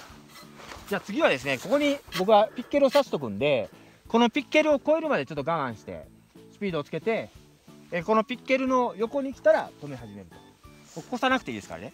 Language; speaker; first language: Japanese; native; Japanese